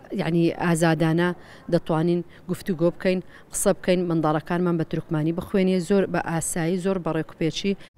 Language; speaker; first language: Central Kurdish; non-native, local second language; Azerbaijani